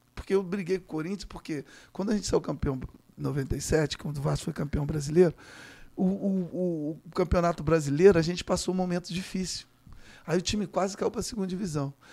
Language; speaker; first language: Portuguese; native; Portuguese